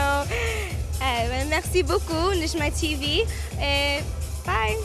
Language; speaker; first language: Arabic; early bilingual, heritage; Arabic